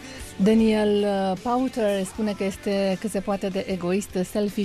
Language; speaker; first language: Romanian; native; Romanian